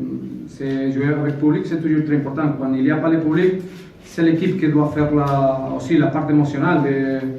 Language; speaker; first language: French; non-native, fluent; Spanish